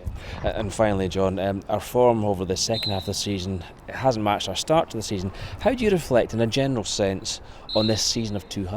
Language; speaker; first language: English; native; English